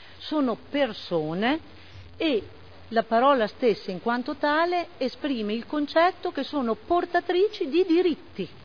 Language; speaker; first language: Italian; native; Italian